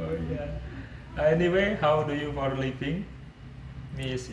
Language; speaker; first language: English; non-native, learner; Indonesian